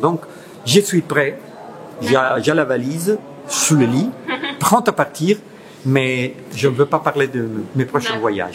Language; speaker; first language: French; non-native, fluent; Italian